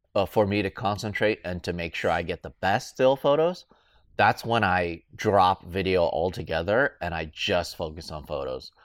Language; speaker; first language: English; native; English